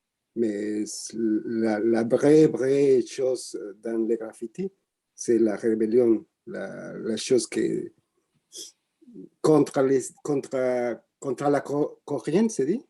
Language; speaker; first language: French; non-native, learner; Spanish